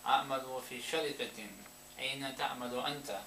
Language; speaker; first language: Arabic; non-native, learner; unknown